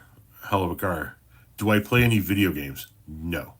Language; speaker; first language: English; native; English